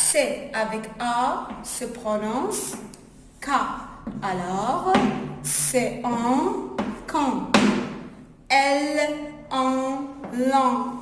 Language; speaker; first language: French; non-native, local second language; Arabic